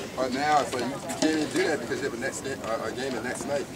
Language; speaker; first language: English; native; English